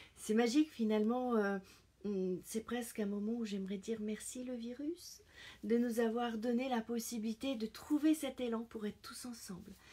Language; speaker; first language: French; native; French